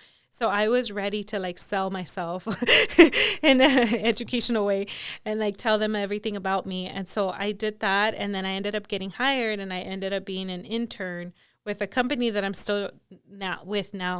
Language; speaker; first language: English; early bilingual, other home language; Spanish